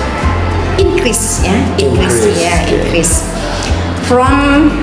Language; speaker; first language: English; non-native, learner; Indonesian